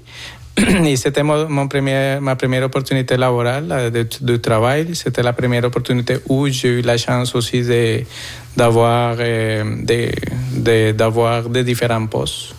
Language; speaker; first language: French; non-native, fluent; Spanish